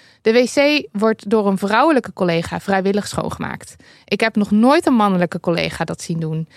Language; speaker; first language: Dutch; native; Dutch